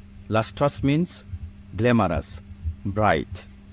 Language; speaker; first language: English; non-native, local second language; Bangla